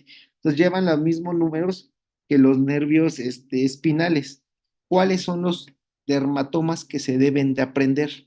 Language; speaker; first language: Spanish; native; Spanish